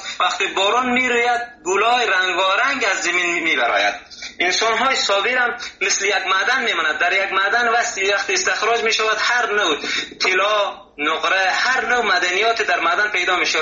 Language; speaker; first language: Persian; native; Persian